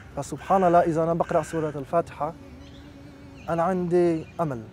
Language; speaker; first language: Arabic; non-native, fluent; French